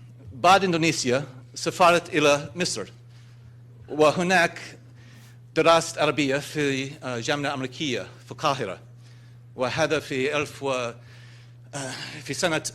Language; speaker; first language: Arabic; non-native, learner; English